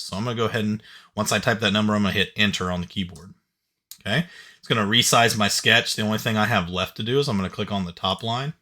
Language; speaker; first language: English; native; English